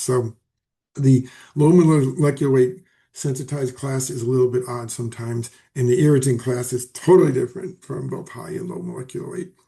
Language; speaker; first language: English; native; English